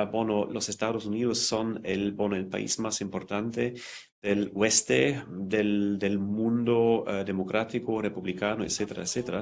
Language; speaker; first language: Spanish; non-native, fluent; German